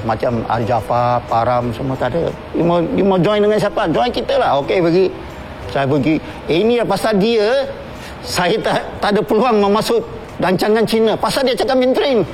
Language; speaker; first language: Malay; non-native, local second language; Chinese